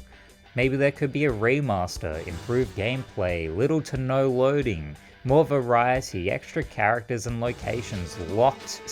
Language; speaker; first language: English; native; English